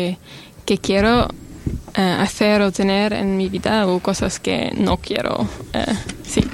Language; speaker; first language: Spanish; non-native, learner; French